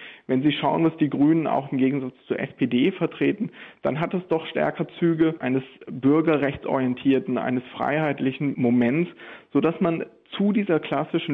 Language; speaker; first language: German; native; German